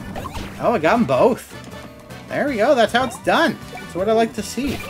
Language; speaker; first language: English; native; English